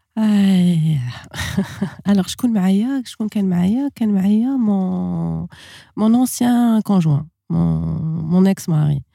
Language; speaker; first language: French; non-native, local second language; Arabic